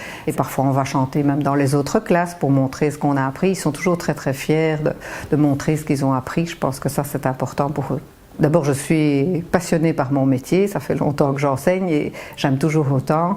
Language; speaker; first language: French; native; French